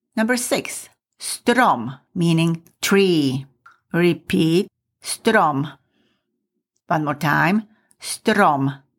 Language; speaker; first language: English; non-native, fluent; Slovak